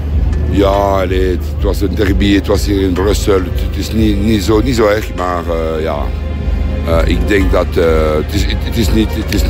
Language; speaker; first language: Dutch; non-native, local second language; French